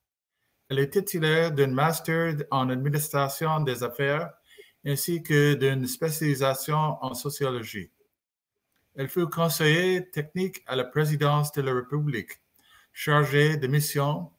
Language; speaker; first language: French; non-native, learner; English